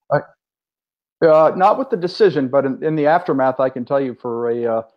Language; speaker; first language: English; native; English